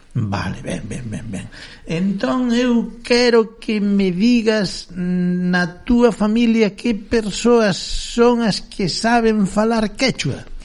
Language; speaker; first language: Galician; native; Galician